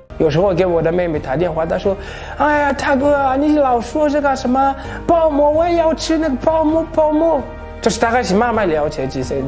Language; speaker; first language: Chinese; non-native, fluent; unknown